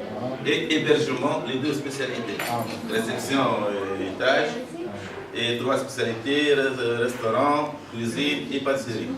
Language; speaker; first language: French; non-native, local second language; Arabic